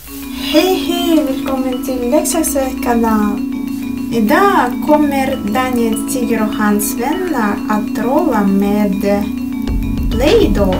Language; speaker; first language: Swedish; non-native, fluent; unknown